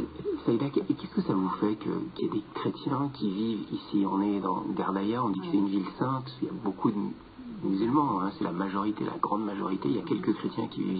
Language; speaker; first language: French; native; French